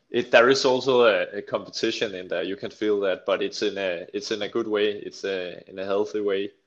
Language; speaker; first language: English; non-native, fluent; Danish